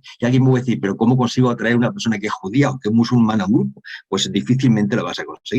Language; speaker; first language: Spanish; native; Spanish